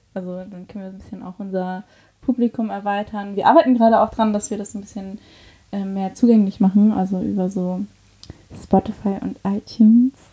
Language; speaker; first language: German; early bilingual, other home language; Chinese